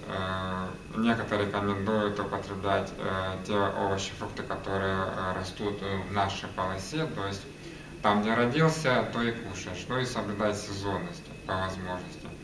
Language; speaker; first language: Russian; native; Russian